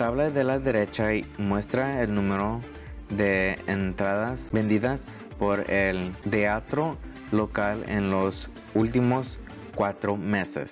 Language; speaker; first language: Spanish; early bilingual, heritage; Spanish